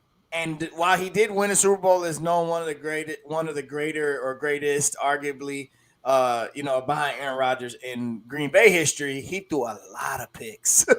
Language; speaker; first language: English; native; English